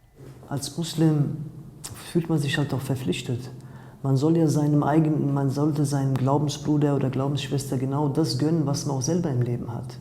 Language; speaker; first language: German; native; German